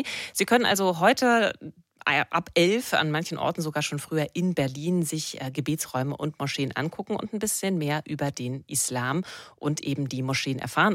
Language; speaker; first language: German; native; German